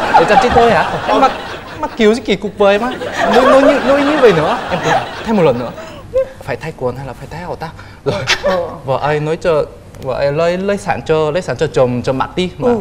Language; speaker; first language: Vietnamese; non-native, fluent; Korean